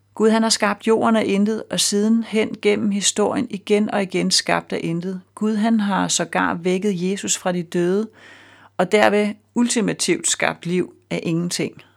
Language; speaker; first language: Danish; native; Danish